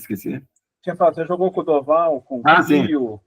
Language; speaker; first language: Portuguese; native; Portuguese